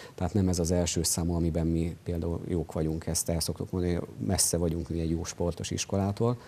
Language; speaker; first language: Hungarian; native; Hungarian